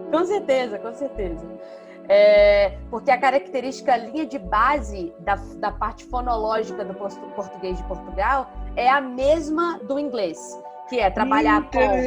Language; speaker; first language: Portuguese; non-native, fluent; English